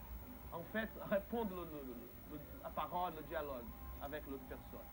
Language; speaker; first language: French; non-native, fluent; Portuguese